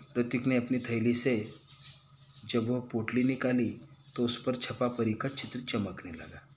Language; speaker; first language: Hindi; non-native, local second language; Marathi